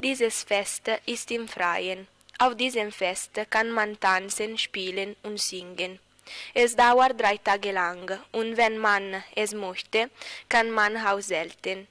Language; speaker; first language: German; non-native, learner; Italian